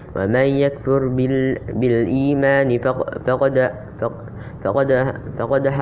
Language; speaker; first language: Arabic; non-native, learner; Indonesian